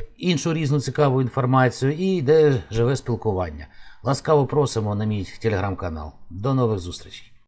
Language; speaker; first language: Ukrainian; native; Ukrainian